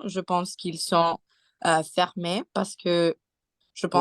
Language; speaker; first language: French; non-native, learner; English